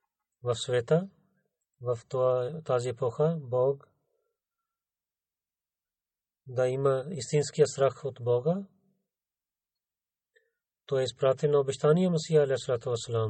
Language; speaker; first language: Bulgarian; non-native, learner; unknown